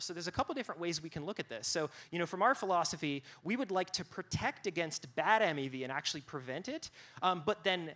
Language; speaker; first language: English; native; English